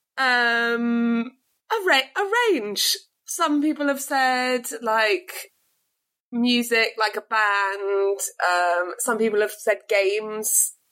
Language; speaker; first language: English; native; English